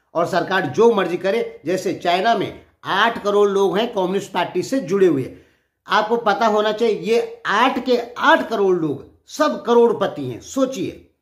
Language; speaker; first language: Hindi; native; Hindi